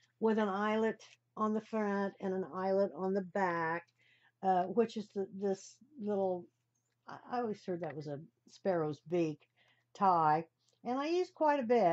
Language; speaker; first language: English; native; English